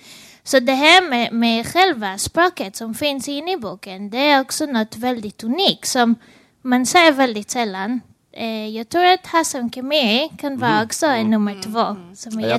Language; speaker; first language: Swedish; non-native, fluent; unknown